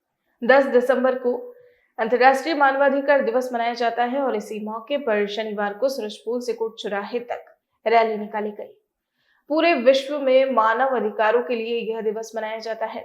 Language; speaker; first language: Hindi; native; Hindi